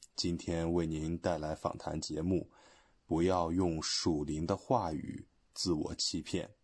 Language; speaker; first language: Chinese; non-native, fluent; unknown